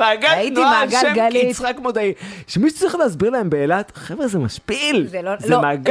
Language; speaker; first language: Hebrew; native; Hebrew